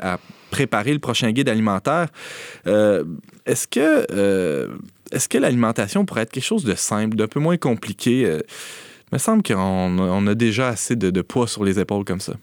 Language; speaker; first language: French; native; French